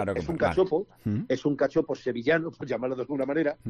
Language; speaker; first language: Spanish; native; Spanish